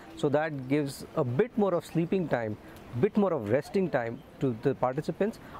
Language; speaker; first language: English; non-native, local second language; Hindi